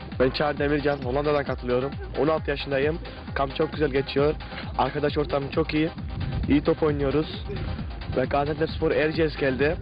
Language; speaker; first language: Turkish; early bilingual, heritage; Turkish